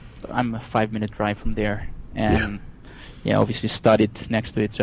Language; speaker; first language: English; non-native, fluent; Hebrew